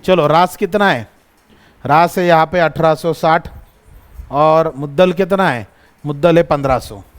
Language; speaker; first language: Hindi; non-native, local second language; Marathi